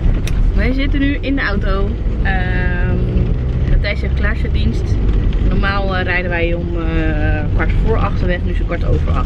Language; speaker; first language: Dutch; native; Dutch